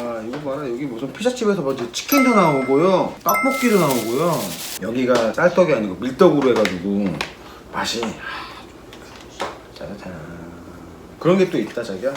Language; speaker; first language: Korean; native; Korean